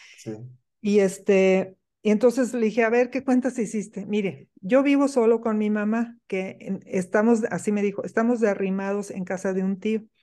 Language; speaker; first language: Spanish; native; Spanish